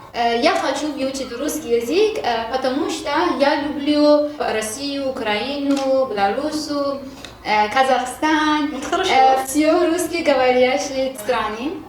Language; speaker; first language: Russian; non-native, learner; Persian